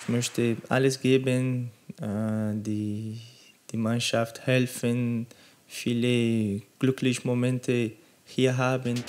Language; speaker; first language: German; non-native, learner; Portuguese